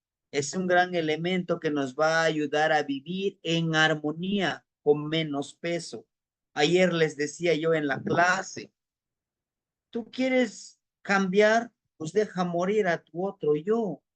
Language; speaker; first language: Spanish; native; Spanish